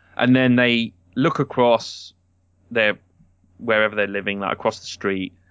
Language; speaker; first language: English; native; English